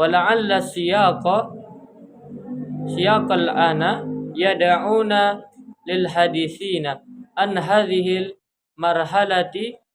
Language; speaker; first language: Arabic; non-native, learner; Indonesian